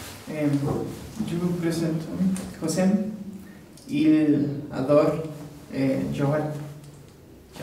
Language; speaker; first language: French; non-native, learner; Spanish